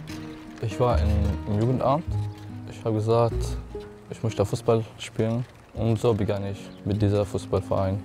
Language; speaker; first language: German; non-native, learner; Arabic